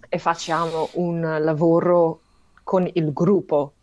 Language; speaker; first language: Italian; non-native, learner; English